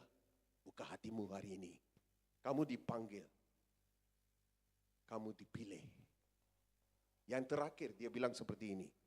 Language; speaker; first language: Indonesian; non-native, fluent; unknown